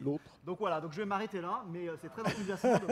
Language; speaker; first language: French; native; French